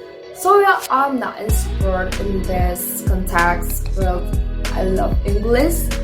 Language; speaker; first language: English; non-native, fluent; Indonesian